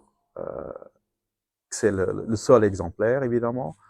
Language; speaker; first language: French; non-native, fluent; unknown